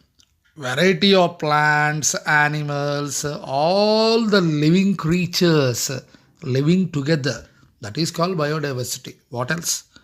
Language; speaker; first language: English; non-native, local second language; Telugu